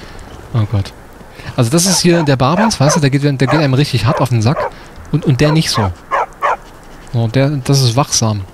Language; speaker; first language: German; native; German